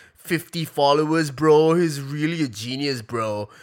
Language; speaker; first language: English; native; English